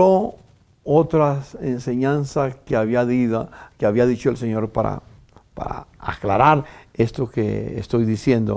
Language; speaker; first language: Spanish; native; Spanish